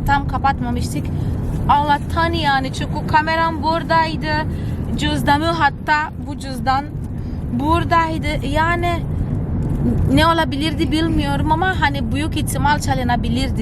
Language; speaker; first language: Turkish; non-native, fluent; Portuguese